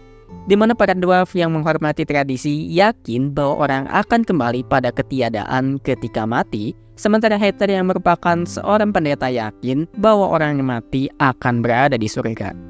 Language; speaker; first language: Indonesian; native; Indonesian